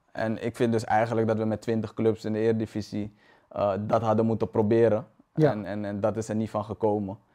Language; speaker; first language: Dutch; native; Dutch